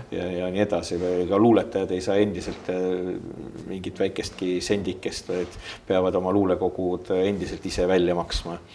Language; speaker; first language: Estonian; native; Estonian